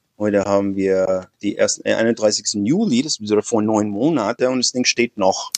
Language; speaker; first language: German; non-native, fluent; English